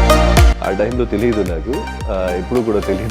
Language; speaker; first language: Telugu; non-native, local second language; Hindi